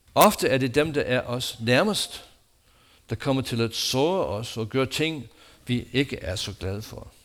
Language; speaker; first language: Danish; non-native, fluent; English